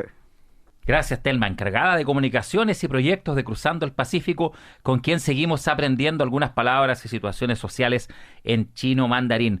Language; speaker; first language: Spanish; native; Spanish